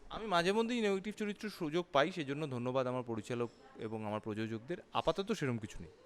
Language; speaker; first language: Bangla; native; Bangla